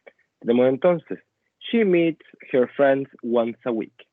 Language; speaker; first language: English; non-native, fluent; Spanish